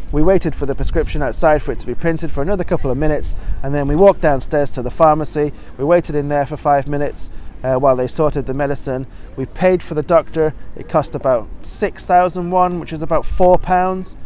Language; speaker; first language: English; native; English